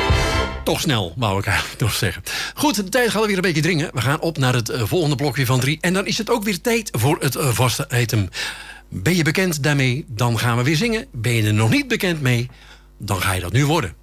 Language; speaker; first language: Dutch; native; Dutch